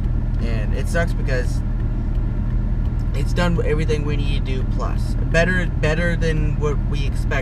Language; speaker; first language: English; native; English